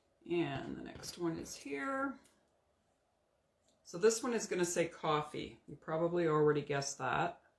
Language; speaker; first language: English; native; English